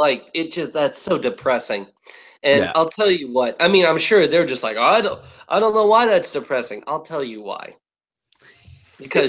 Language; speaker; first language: English; native; English